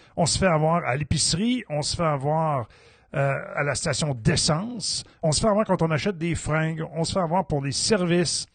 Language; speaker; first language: French; native; French